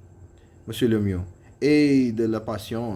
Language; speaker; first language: French; non-native, fluent; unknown